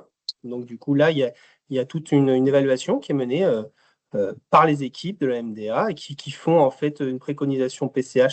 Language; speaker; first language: French; native; French